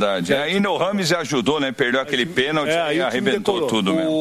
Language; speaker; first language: Portuguese; native; Portuguese